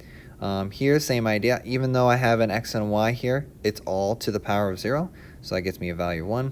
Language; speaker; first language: English; native; English